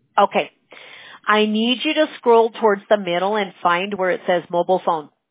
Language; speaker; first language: English; early bilingual, other home language; Spanish